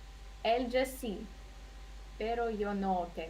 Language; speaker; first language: Spanish; non-native, learner; Russian